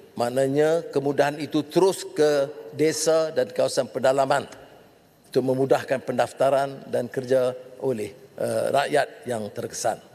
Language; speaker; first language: Malay; native; Malay